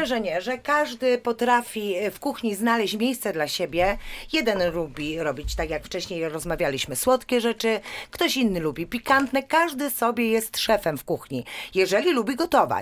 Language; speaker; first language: Polish; native; Polish